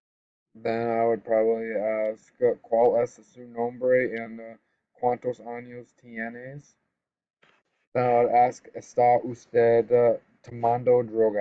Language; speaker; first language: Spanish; non-native, learner; English